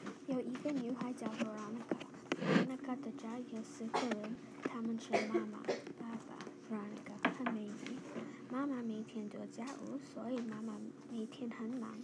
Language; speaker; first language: Chinese; non-native, learner; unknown